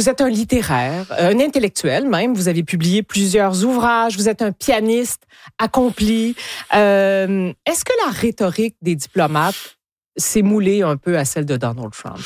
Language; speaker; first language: French; native; French